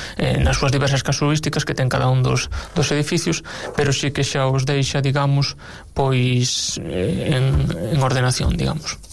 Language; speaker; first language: Galician; native; Galician